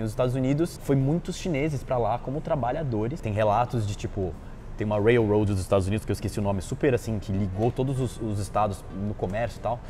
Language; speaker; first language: Portuguese; early bilingual, other home language; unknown